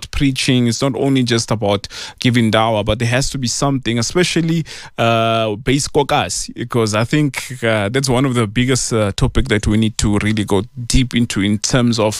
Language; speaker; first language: English; non-native, local second language; Tswana